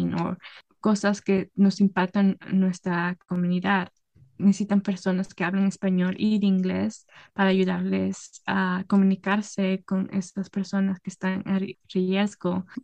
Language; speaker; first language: Spanish; early bilingual, heritage; Spanish